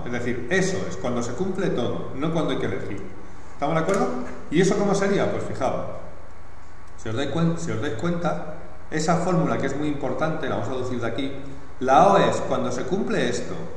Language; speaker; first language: Spanish; native; Spanish